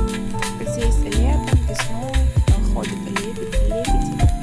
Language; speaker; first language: Russian; non-native, local second language; Kazakh